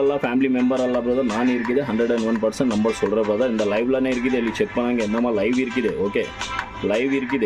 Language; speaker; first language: Tamil; non-native, local second language; Kannada